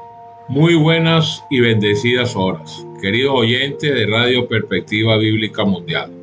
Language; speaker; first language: Spanish; native; Spanish